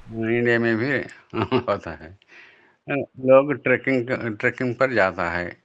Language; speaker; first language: Hindi; non-native, local second language; Telugu